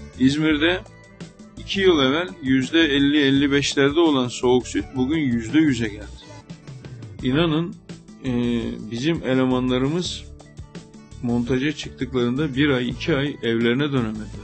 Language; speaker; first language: Turkish; native; Turkish